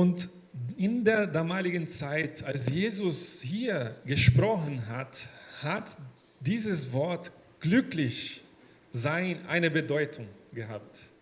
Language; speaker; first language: German; non-native, fluent; Portuguese